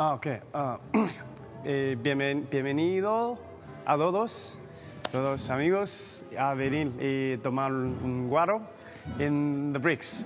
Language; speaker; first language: Spanish; non-native, learner; Chinese